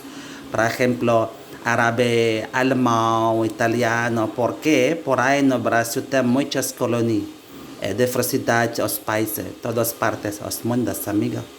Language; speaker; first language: Portuguese; non-native, learner; Indonesian